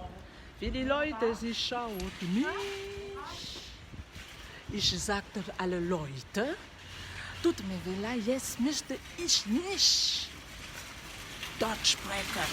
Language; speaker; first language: German; non-native, learner; French